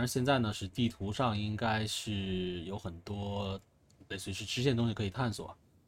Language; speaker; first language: Chinese; native; Chinese